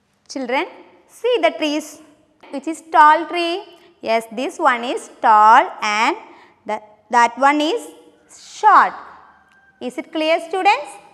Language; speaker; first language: English; non-native, local second language; Malayalam